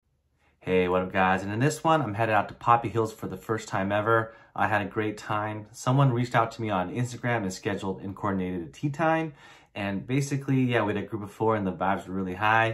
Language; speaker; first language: English; native; English